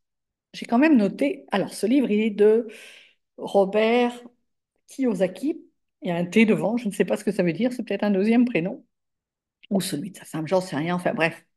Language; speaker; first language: French; native; French